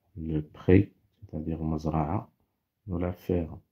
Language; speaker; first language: French; non-native, local second language; Arabic